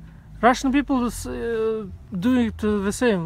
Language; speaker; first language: English; non-native, learner; Russian